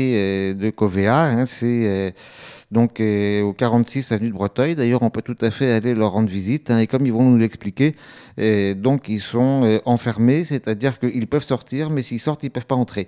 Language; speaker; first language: French; native; French